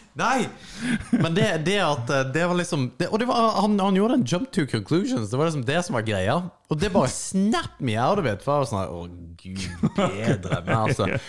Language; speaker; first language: Norwegian; native; Norwegian